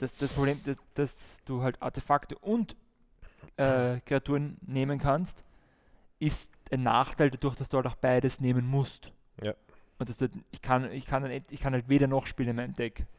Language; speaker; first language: German; native; German